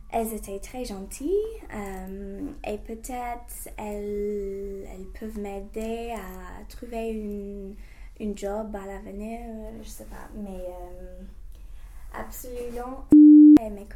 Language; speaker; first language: French; non-native, fluent; English